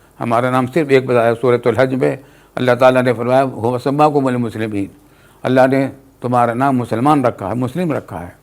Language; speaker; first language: Urdu; native; Urdu